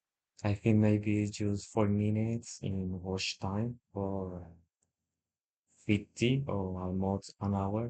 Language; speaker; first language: English; non-native, learner; Spanish